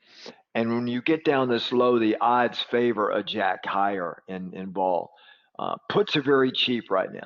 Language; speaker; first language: English; native; English